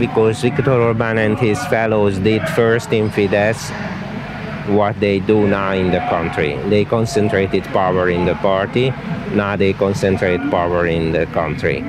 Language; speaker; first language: English; non-native, fluent; Hungarian